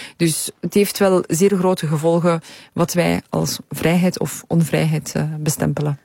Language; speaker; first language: Dutch; early bilingual, other home language; Polish